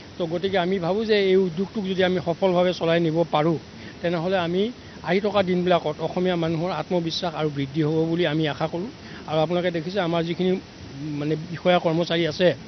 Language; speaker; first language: Assamese; native; Assamese